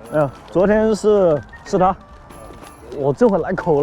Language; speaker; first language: Chinese; native; Chinese